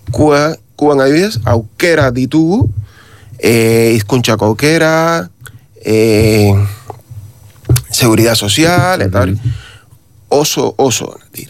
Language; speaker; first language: Basque; non-native, learner; Spanish